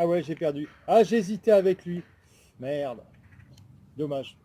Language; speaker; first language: French; native; French